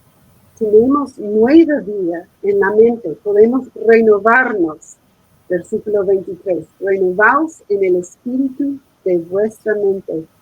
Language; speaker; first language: Spanish; non-native, fluent; English